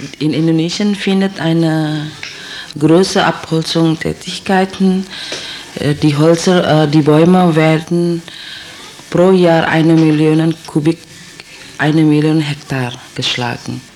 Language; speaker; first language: German; non-native, learner; Indonesian